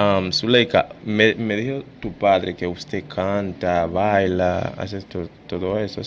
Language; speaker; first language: Spanish; non-native, fluent; Haitian Creole